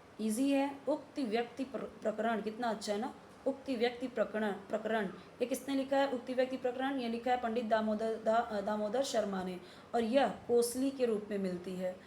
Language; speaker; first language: Hindi; native; Hindi